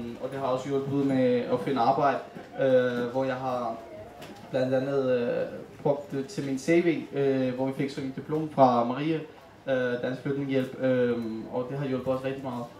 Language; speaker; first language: Danish; early bilingual, other home language; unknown